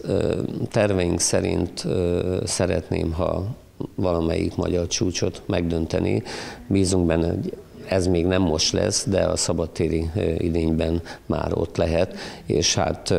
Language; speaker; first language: Hungarian; native; Hungarian